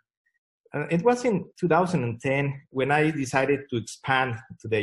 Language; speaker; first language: English; non-native, fluent; Spanish